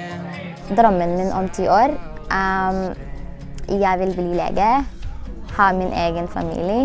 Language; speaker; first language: Norwegian; non-native, learner; Tigrinya